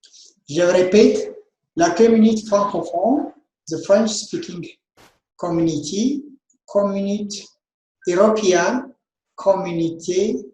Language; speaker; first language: French; non-native, fluent; Amharic